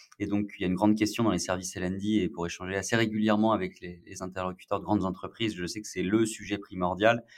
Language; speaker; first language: French; native; French